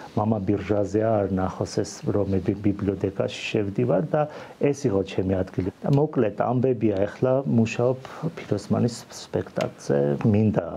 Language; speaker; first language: Georgian; non-native, local second language; Armenian